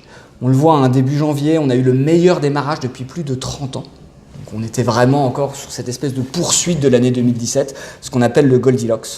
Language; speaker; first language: French; native; French